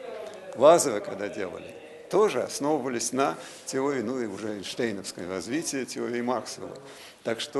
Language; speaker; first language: Russian; native; Russian